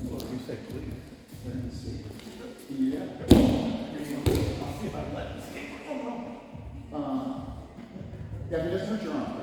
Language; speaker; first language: English; native; English